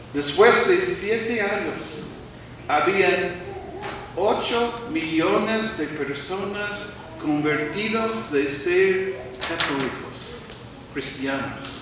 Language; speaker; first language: Spanish; non-native, fluent; English